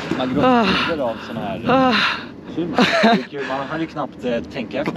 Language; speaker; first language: Swedish; native; Swedish